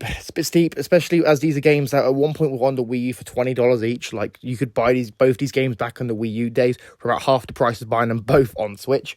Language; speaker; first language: English; native; English